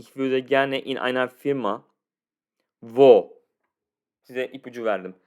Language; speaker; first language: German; non-native, fluent; Turkish